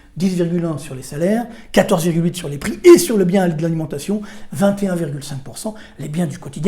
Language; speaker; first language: French; native; French